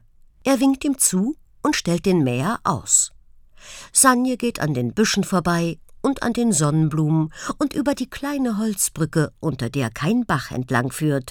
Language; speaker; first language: German; native; German